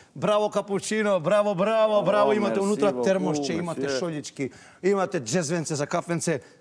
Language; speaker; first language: Macedonian; native; Macedonian